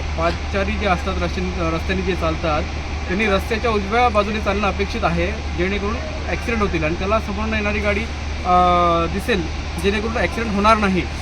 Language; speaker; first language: Marathi; native; Marathi